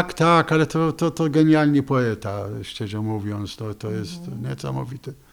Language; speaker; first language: Polish; non-native, fluent; Arabic